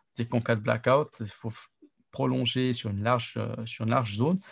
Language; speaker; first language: French; native; French